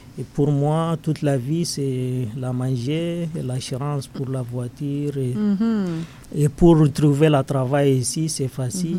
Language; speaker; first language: French; non-native, learner; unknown